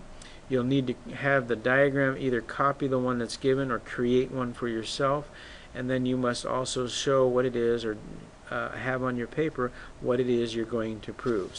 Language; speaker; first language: English; native; English